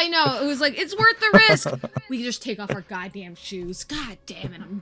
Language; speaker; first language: English; native; English